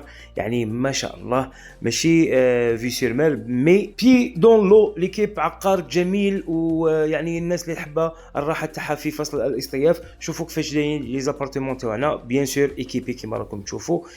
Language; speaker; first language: Arabic; native; Arabic